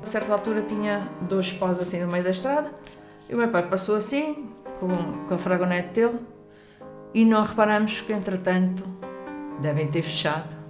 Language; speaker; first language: Portuguese; early bilingual, heritage; Spanish